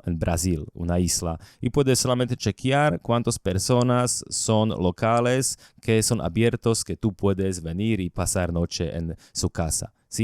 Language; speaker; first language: Spanish; non-native, learner; Slovak